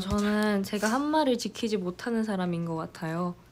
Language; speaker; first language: Korean; native; Korean